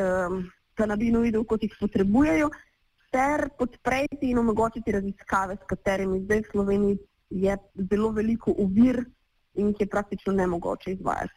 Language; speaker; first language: Slovenian; native; Slovenian